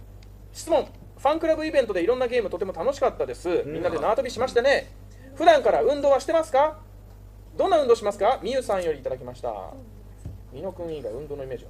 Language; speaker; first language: Japanese; native; Japanese